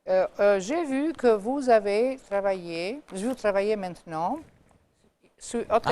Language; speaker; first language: French; non-native, fluent; Albanian